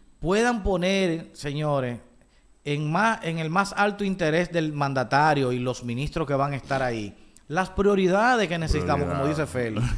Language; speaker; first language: Spanish; native; Spanish